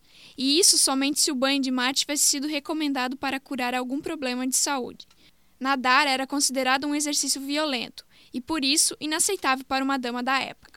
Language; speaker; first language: Portuguese; native; Portuguese